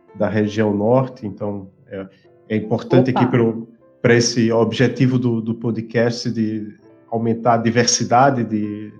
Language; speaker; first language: Portuguese; native; Portuguese